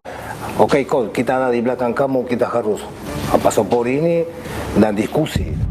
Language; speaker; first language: Indonesian; non-native, fluent; Spanish